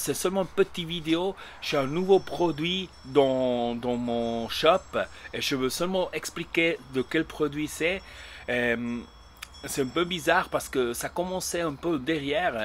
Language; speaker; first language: French; non-native, learner; Spanish